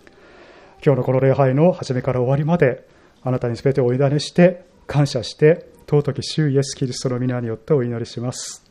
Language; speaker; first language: Japanese; native; Japanese